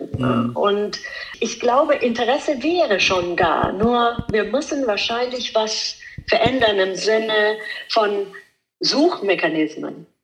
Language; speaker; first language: German; non-native, fluent; Italian